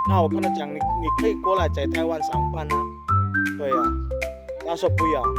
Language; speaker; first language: Chinese; non-native, learner; Filipino